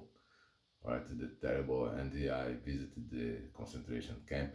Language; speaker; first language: English; non-native, learner; Portuguese